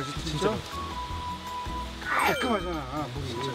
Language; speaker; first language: Korean; native; Korean